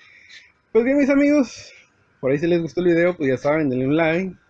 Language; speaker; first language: Spanish; native; Spanish